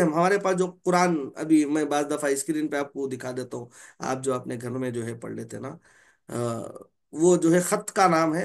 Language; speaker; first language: Urdu; native; Urdu